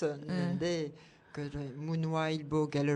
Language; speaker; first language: Korean; non-native, learner; French